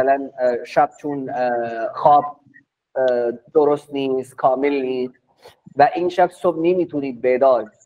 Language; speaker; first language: Persian; non-native, fluent; Urdu